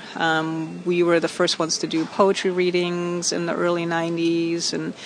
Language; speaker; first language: English; non-native, fluent; German